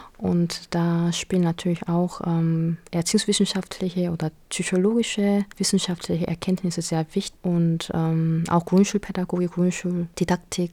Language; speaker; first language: German; non-native, fluent; Korean